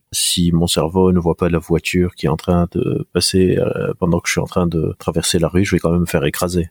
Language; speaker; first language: French; non-native, local second language; Arabic